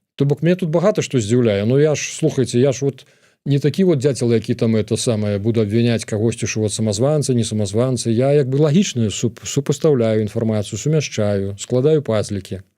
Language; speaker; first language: Belarusian; native; Belarusian